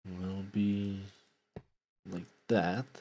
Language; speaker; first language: English; non-native, fluent; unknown